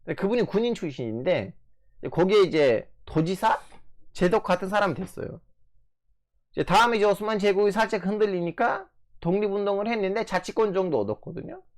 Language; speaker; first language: Korean; non-native, fluent; Turkish